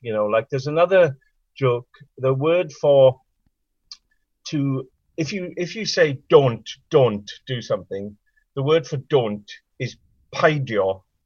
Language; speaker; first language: English; non-native, local second language; Welsh